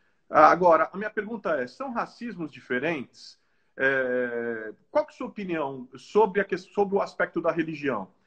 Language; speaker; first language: Portuguese; native; Portuguese